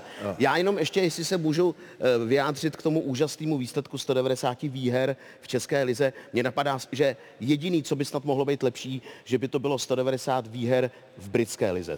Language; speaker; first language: Czech; native; Czech